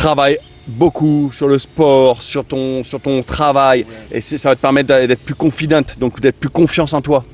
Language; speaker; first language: French; native; French